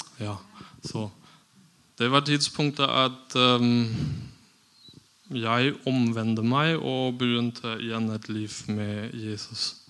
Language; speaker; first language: Norwegian; non-native, fluent; German